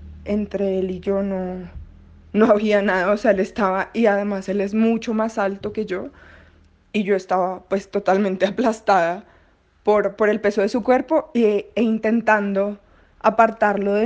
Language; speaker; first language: Spanish; native; Spanish